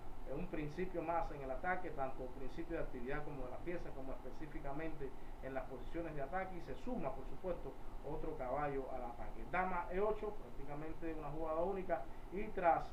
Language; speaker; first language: Spanish; native; Spanish